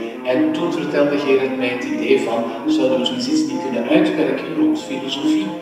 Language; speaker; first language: Dutch; native; Dutch